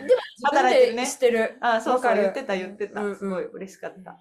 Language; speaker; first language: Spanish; non-native, learner; Japanese